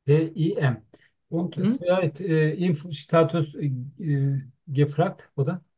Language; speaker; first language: German; non-native, learner; Turkish